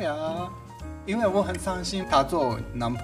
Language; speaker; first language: Chinese; non-native, learner; Japanese